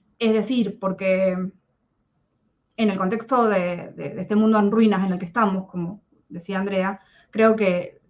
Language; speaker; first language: Spanish; native; Spanish